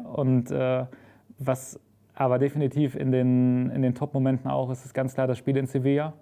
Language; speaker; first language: German; native; German